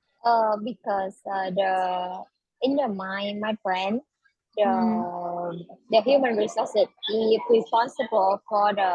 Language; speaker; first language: English; non-native, learner; Vietnamese